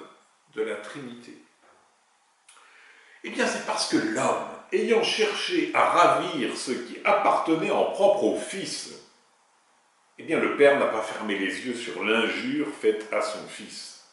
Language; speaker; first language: French; native; French